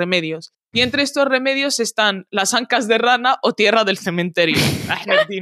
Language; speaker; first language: Spanish; early bilingual, other home language; Arabic